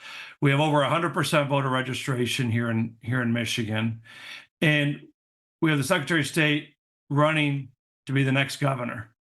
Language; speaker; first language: English; native; English